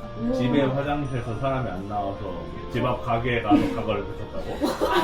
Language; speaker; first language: Korean; native; Korean